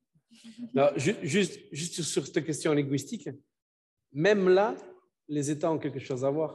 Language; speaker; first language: French; native; French